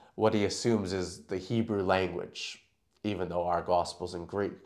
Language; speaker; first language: English; native; English